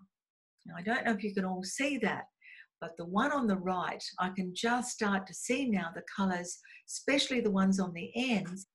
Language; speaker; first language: English; native; English